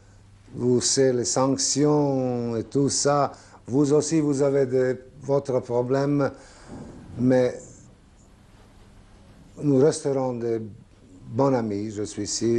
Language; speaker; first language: French; non-native, fluent; Serbian